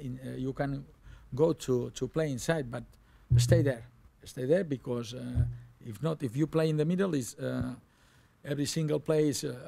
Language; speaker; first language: English; non-native, learner; Catalan